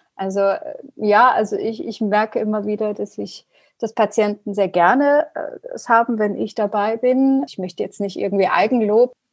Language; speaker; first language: German; early bilingual, other home language; Persian